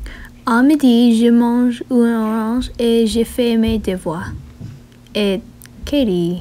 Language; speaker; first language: French; non-native, learner; English